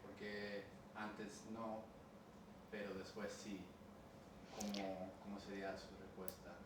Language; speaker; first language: Spanish; early bilingual, heritage; English